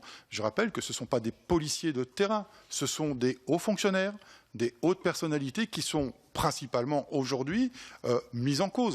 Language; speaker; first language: French; native; French